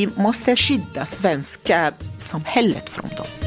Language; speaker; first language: Swedish; non-native, learner; Arabic